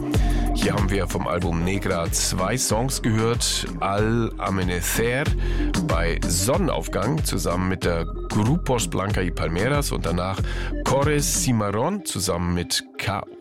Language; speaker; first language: German; native; German